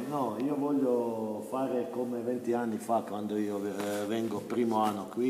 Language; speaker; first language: Italian; non-native, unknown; Croatian